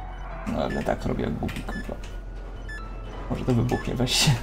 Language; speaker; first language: Polish; native; Polish